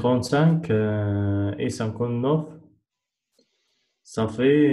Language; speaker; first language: French; non-native, learner; Arabic